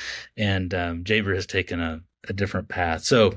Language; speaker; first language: English; native; English